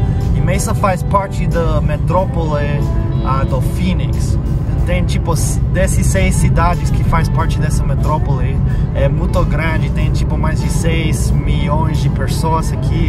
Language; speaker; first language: Portuguese; non-native, fluent; English